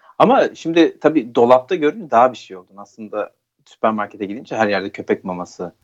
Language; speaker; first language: Turkish; native; Turkish